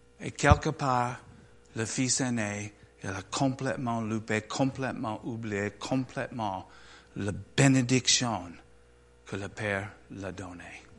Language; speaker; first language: French; non-native, learner; English